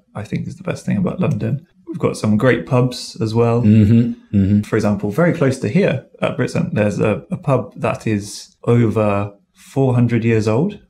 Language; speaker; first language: English; native; English